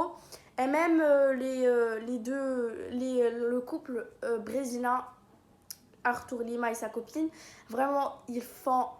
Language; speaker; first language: French; non-native, local second language; Arabic